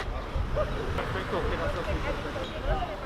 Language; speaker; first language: Spanish; non-native, learner; English